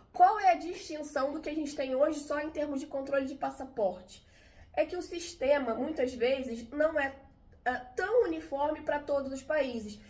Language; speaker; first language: Portuguese; native; Portuguese